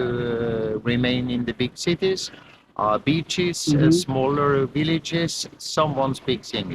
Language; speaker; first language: English; non-native, fluent; Norwegian